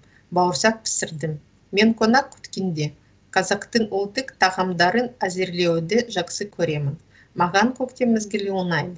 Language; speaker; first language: Kazakh; non-native, learner; Russian